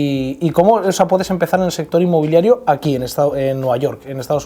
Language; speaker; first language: Spanish; native; Spanish